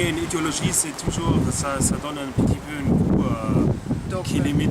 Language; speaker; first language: French; non-native, fluent; German